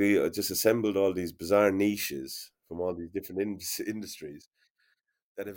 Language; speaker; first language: English; native; English